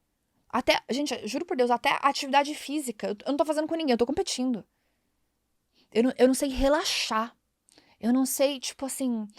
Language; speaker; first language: Portuguese; native; Portuguese